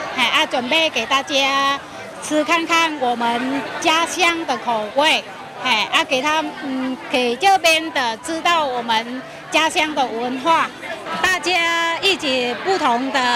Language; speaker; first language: Chinese; non-native, fluent; Vietnamese